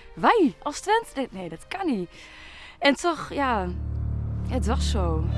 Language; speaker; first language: Dutch; native; Dutch